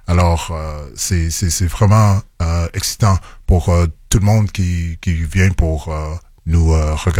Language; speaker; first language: French; non-native, local second language; English